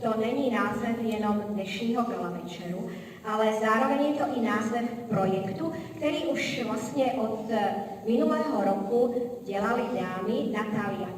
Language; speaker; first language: Czech; native; Czech